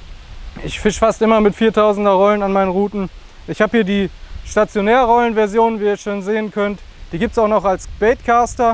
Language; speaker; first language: German; native; German